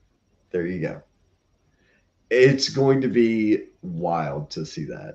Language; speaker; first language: English; native; English